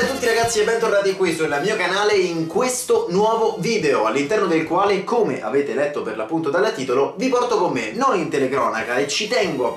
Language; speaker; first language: Italian; native; Italian